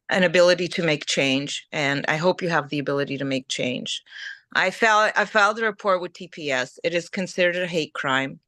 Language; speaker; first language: English; early bilingual, other home language; Ukrainian